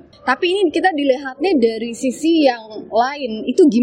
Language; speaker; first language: Indonesian; native; Indonesian